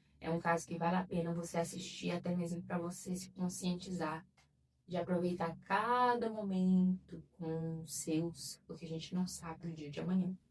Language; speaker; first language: Portuguese; native; Portuguese